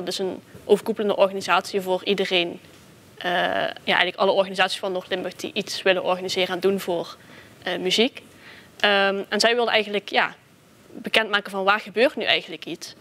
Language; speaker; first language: Dutch; native; Dutch